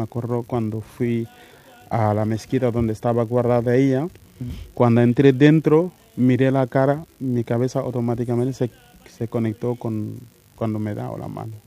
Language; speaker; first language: Spanish; non-native, fluent; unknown